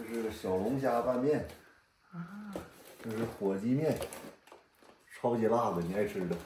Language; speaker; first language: Chinese; native; Chinese